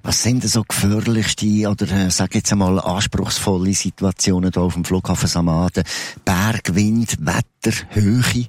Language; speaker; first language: German; native; German